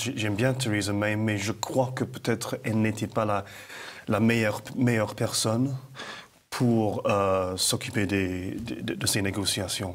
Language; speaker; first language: French; non-native, fluent; English